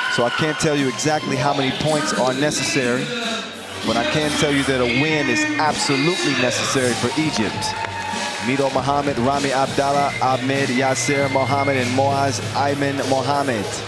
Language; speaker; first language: English; native; English